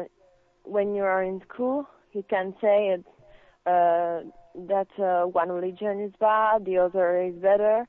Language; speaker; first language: English; non-native, learner; French